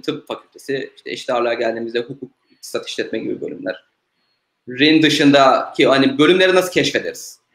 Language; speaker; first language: Turkish; native; Turkish